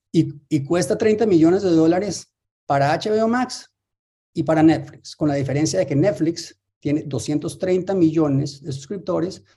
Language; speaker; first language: Spanish; native; Spanish